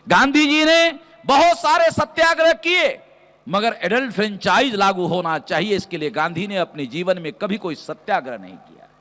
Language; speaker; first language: Hindi; non-native, local second language; Marathi